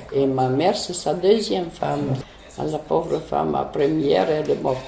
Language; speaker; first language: French; non-native, fluent; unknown